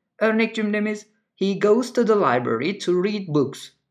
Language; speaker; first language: English; non-native, fluent; Turkish